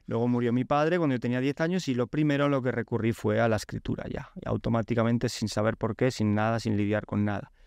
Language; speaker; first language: Spanish; early bilingual, other home language; Polish